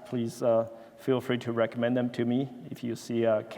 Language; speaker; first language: English; non-native, fluent; Chinese